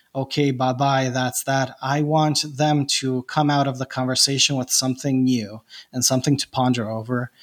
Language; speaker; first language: English; non-native, fluent; Bosnian